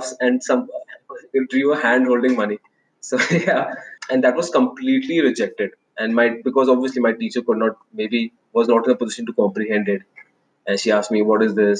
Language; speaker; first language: English; non-native, local second language; Hindi